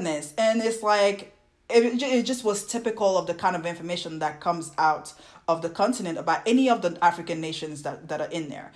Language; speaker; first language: English; non-native, fluent; French